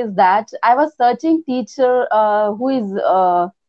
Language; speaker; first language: English; non-native, local second language; Hindi